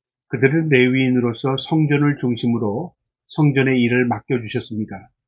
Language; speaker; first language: Korean; native; Korean